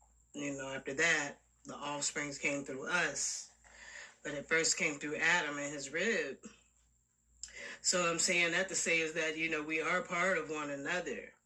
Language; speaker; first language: English; native; English